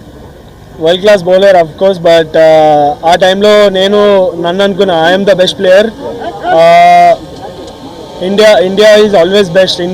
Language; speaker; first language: Telugu; native; Telugu